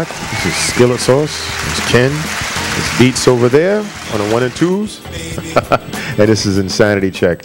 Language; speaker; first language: English; native; English